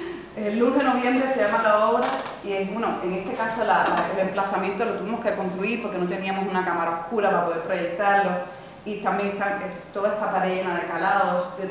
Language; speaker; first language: Spanish; native; Spanish